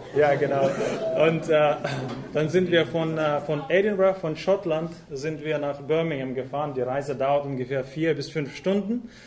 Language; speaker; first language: German; non-native, fluent; Russian